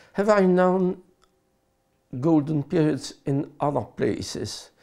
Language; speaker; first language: English; non-native, fluent; French